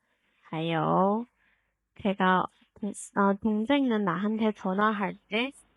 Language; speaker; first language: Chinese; non-native, fluent; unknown